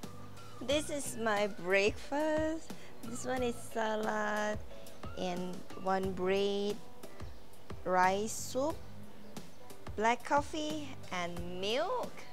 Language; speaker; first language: English; non-native, learner; Thai